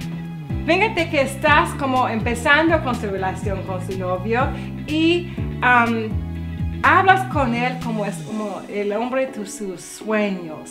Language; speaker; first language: Spanish; non-native, learner; English